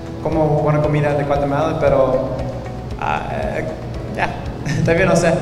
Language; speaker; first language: Spanish; early bilingual, heritage; Spanish